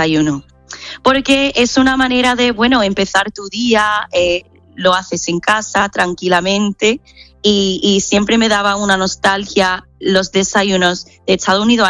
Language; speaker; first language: Spanish; non-native, fluent; English